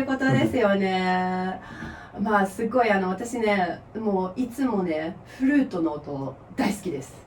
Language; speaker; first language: Japanese; non-native, fluent; English